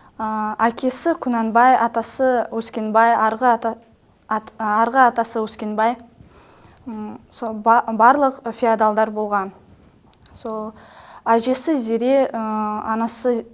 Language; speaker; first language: Kazakh; non-native, local second language; Russian